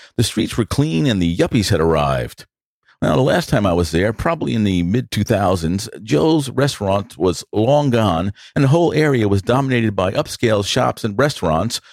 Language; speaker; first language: English; native; English